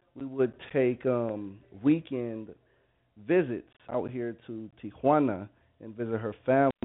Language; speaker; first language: English; native; English